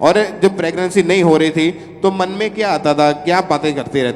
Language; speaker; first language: Hindi; native; Hindi